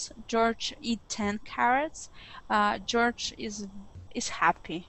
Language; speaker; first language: English; non-native, learner; Russian